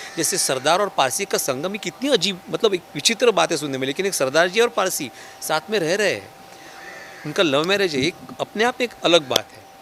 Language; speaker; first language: Hindi; non-native, local second language; Marathi